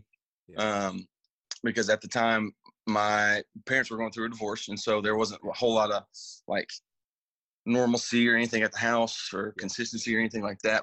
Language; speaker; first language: English; native; English